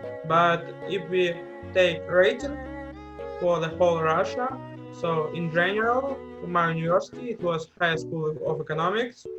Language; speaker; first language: English; non-native, fluent; Russian